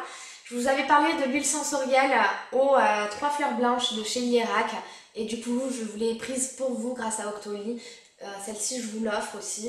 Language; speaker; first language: French; native; French